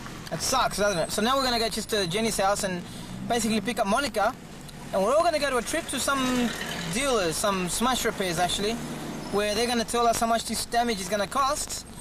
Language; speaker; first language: English; early bilingual, other home language; Spanish